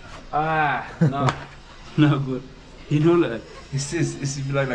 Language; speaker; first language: English; non-native, learner; Swahili